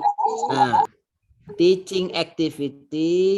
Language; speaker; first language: English; non-native, fluent; Indonesian